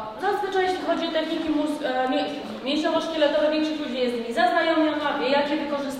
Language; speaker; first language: Polish; native; Polish